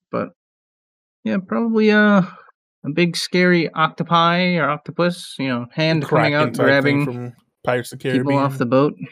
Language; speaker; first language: English; native; English